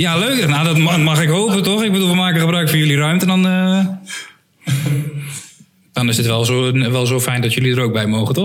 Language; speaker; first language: Dutch; native; Dutch